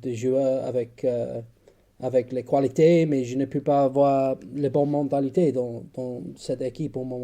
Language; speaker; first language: French; non-native, fluent; English